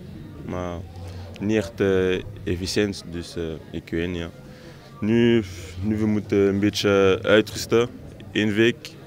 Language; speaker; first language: Dutch; non-native, local second language; French